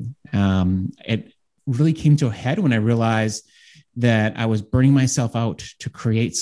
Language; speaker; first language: English; native; English